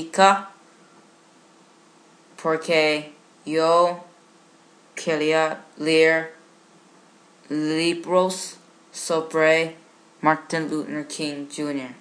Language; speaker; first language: Spanish; non-native, learner; English